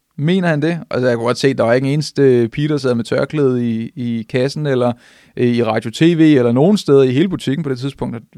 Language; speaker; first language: Danish; native; Danish